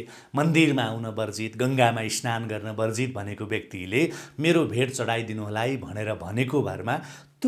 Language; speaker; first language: Nepali; native; Nepali